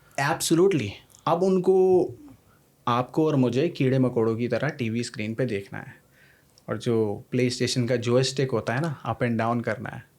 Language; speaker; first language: Urdu; native; Urdu